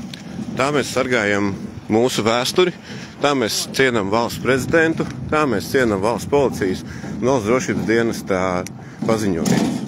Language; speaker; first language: Latvian; native; Latvian